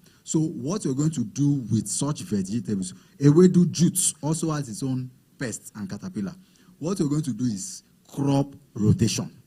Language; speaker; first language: English; non-native, local second language; Yoruba